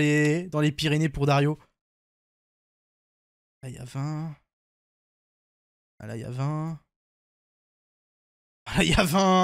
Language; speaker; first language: French; native; French